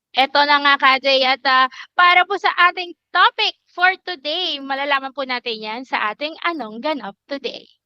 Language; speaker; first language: Filipino; native; Filipino